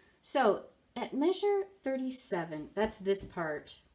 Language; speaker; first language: English; native; English